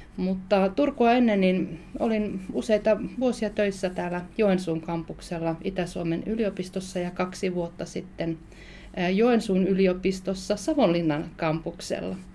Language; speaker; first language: Finnish; native; Finnish